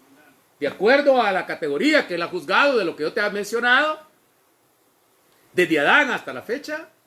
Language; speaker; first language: Spanish; native; Spanish